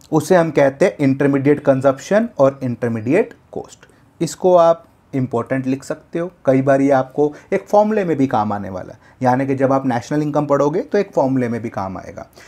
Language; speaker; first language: Hindi; native; Hindi